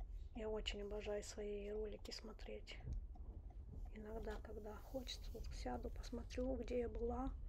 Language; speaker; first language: Russian; non-native, local second language; Romanian